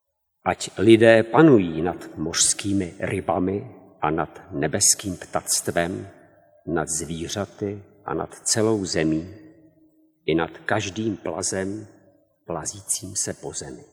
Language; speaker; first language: Czech; native; Czech